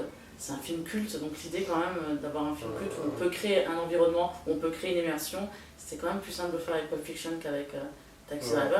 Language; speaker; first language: French; native; French